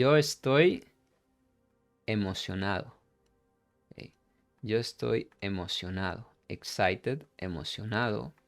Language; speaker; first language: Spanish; non-native, fluent; English